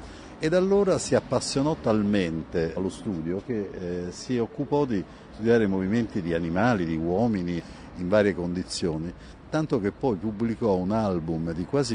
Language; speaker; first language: Italian; native; Italian